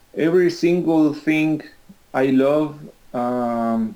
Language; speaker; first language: English; non-native, fluent; Spanish